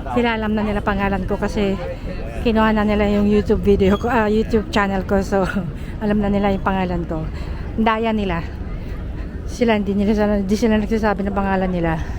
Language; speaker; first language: Filipino; native; Filipino